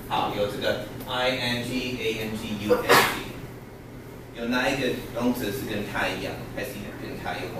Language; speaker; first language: Chinese; non-native, learner; English